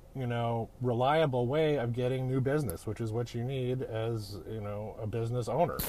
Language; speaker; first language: English; native; English